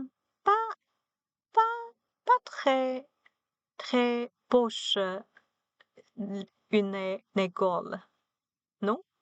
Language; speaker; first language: French; non-native, learner; Chinese